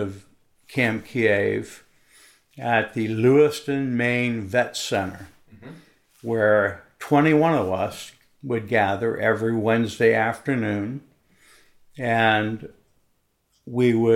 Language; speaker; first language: English; native; English